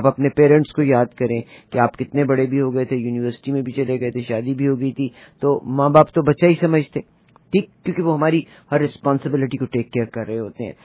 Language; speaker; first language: Urdu; native; Urdu